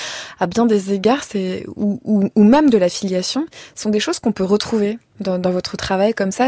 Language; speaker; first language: French; native; French